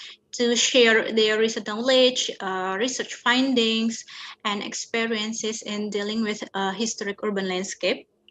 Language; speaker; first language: English; non-native, fluent; Indonesian